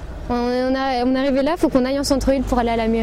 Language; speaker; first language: French; native; French